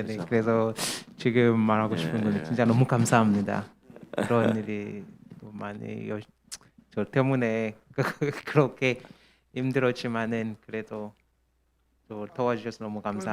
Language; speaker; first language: Korean; non-native, fluent; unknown